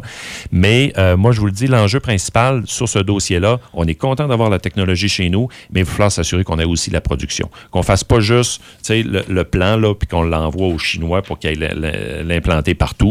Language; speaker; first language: French; native; French